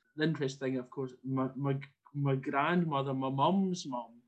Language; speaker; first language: English; native; English